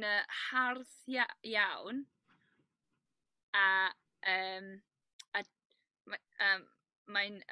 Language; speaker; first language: Welsh; non-native, learner; English